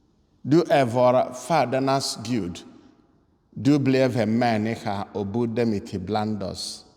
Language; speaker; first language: Swedish; non-native, fluent; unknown